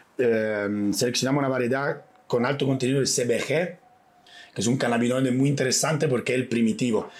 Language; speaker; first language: Spanish; non-native, fluent; Italian